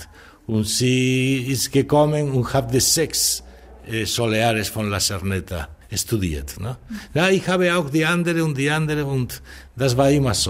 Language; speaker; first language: German; non-native, learner; Spanish